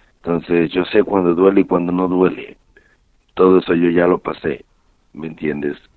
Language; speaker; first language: Spanish; native; Spanish